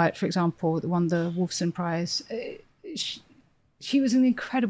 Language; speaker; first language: English; native; English